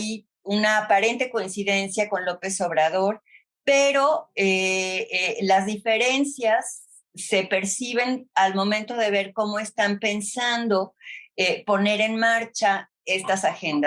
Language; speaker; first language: Spanish; native; Spanish